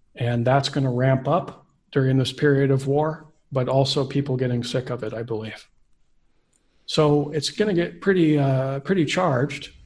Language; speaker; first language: English; native; English